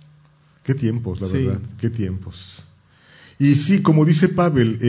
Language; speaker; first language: Spanish; native; Spanish